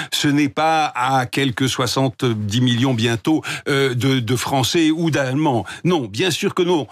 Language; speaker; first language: French; native; French